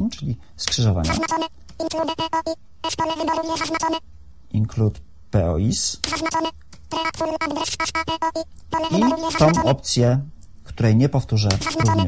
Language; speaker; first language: Polish; native; Polish